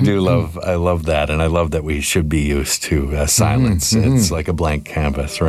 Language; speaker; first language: English; native; English